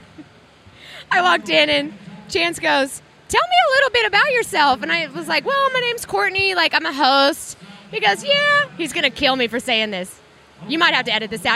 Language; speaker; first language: English; native; English